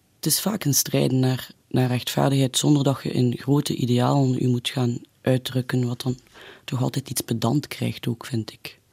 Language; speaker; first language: Dutch; native; Dutch